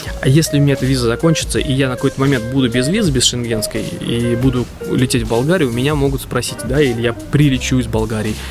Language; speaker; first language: Russian; native; Russian